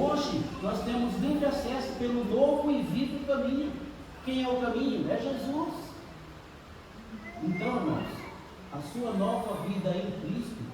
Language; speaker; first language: Portuguese; native; Portuguese